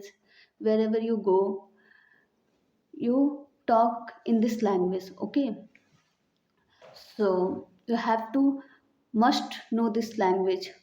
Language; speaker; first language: English; non-native, learner; Hindi